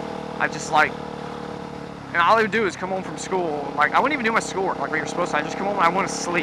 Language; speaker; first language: English; native; English